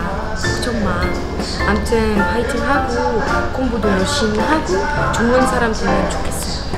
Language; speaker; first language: Korean; non-native, fluent; Arabic